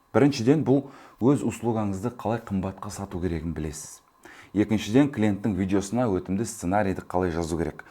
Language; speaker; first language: Kazakh; early bilingual, heritage; Kazakh